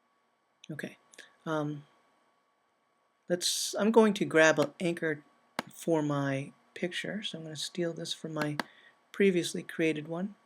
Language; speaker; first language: English; native; English